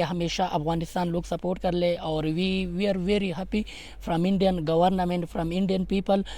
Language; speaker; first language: Hindi; non-native, learner; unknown